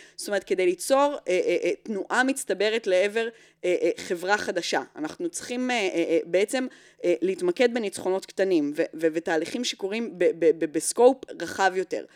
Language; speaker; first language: Hebrew; early bilingual, other home language; English